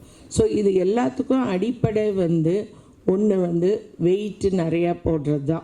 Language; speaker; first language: Tamil; native; Tamil